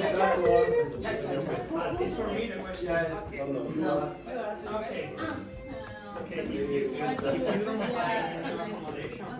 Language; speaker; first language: English; non-native, learner; Spanish